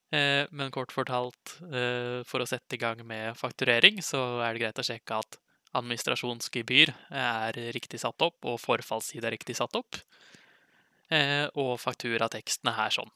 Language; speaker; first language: Norwegian; native; Norwegian